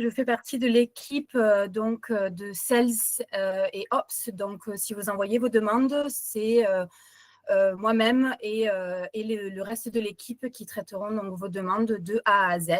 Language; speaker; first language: French; native; French